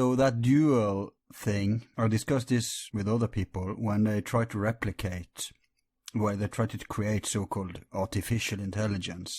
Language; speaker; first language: English; non-native, fluent; Norwegian